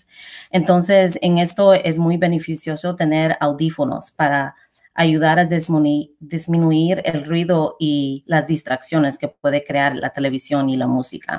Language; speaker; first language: Spanish; early bilingual, heritage; Spanish